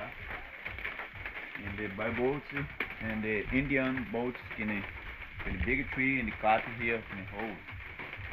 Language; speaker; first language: English; non-native, learner; Portuguese